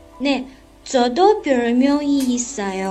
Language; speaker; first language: Korean; non-native, learner; Chinese